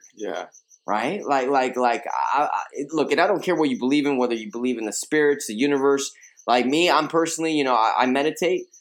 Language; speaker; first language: English; early bilingual, other home language; Spanish